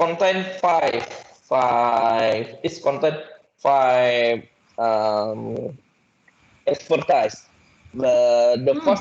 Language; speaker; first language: English; non-native, learner; Indonesian